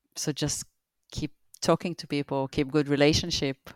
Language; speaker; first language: English; non-native, fluent; Hebrew